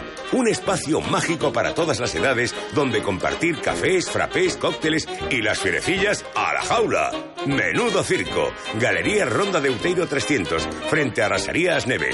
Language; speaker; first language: Spanish; native; Spanish